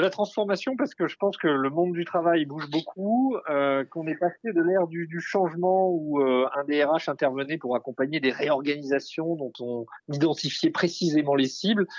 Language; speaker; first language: French; native; French